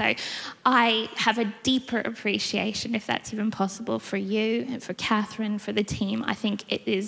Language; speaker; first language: English; native; English